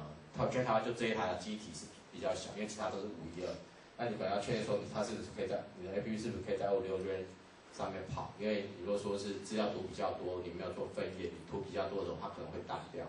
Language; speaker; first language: Chinese; native; Chinese